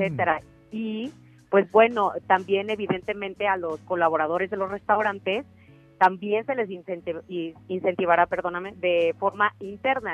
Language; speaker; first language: Spanish; native; Spanish